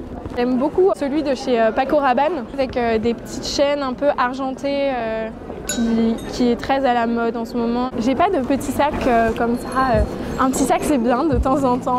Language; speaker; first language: French; native; French